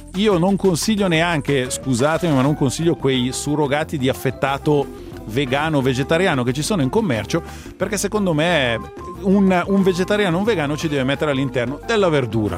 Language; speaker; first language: Italian; native; Italian